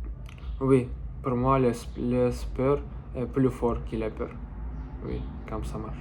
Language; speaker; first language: French; non-native, learner; Russian